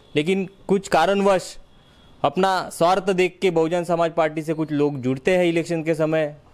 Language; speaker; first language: Hindi; non-native, local second language; Marathi